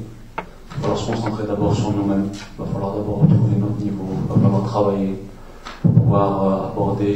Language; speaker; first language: French; native; French